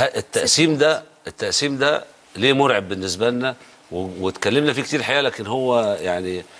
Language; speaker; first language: Arabic; native; Arabic